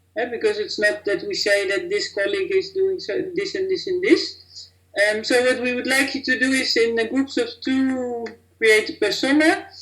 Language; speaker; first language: English; non-native, fluent; Dutch